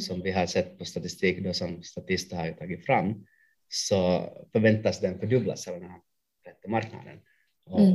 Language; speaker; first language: Swedish; non-native, local second language; Finnish